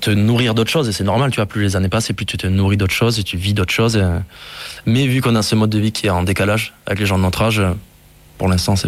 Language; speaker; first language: French; native; French